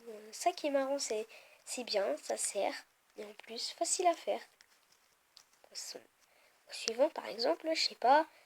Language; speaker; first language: French; native; French